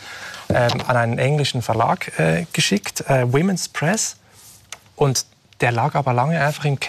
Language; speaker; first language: German; native; German